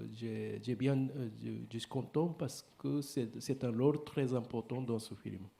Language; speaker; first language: French; non-native, learner; Japanese